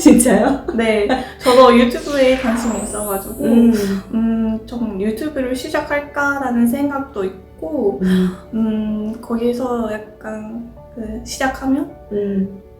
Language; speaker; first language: Korean; non-native, learner; Japanese